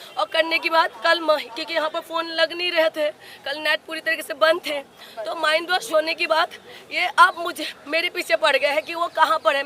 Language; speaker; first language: Hindi; non-native, local second language; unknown